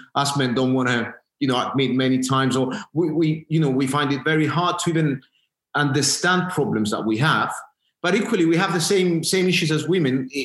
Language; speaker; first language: English; non-native, fluent; Greek